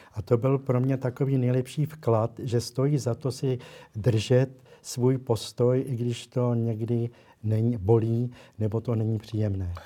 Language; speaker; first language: Czech; native; Czech